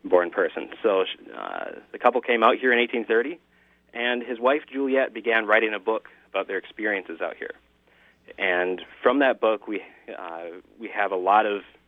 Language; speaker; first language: English; native; English